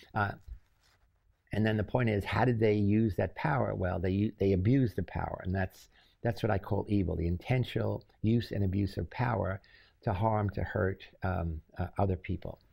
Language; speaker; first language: English; native; English